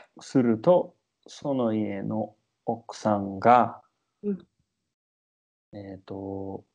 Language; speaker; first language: Japanese; non-native, learner; English